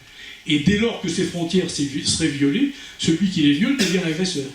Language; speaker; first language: French; native; French